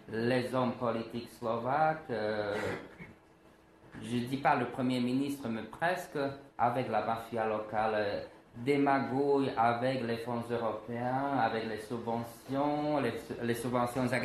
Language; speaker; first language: French; non-native, fluent; Slovak